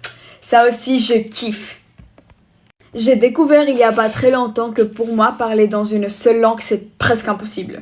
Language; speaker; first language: French; early bilingual, heritage; French